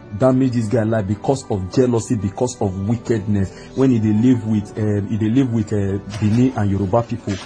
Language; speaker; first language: Nigerian Pidgin; non-native, local second language; Igbo